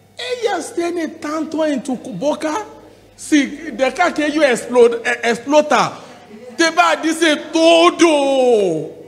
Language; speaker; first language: Spanish; non-native, learner; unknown